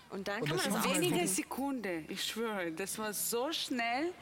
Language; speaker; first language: German; non-native, fluent; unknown